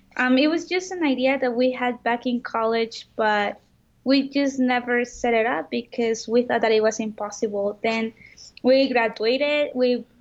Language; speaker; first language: English; non-native, fluent; Spanish